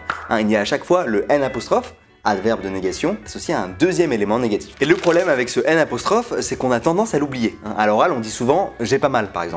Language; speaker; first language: French; native; French